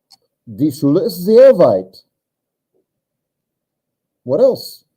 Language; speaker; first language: German; non-native, learner; English